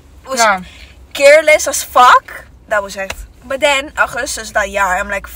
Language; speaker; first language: Dutch; non-native, learner; Italian